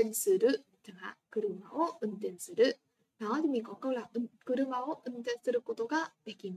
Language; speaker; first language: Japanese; non-native, fluent; Vietnamese